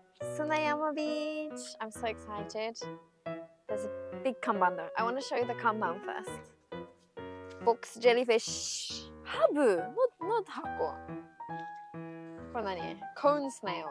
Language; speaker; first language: English; early bilingual, other home language; Japanese